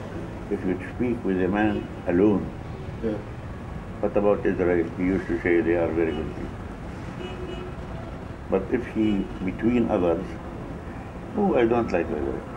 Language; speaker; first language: English; non-native, fluent; Arabic